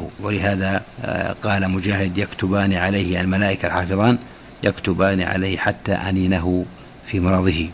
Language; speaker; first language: Arabic; native; Arabic